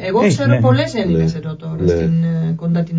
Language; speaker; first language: Greek; non-native, learner; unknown